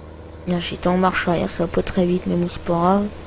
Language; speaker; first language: French; native; French